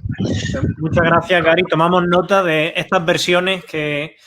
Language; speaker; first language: Spanish; native; Spanish